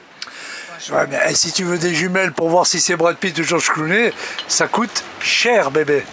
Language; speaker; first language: French; native; French